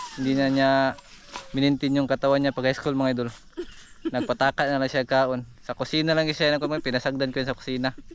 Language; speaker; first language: Filipino; non-native, local second language; Cebuano